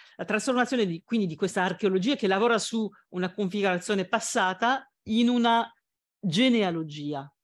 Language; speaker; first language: Italian; non-native, fluent; French